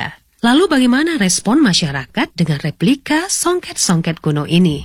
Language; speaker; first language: Indonesian; native; Indonesian